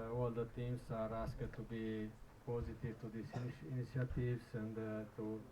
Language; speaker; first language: English; non-native, learner; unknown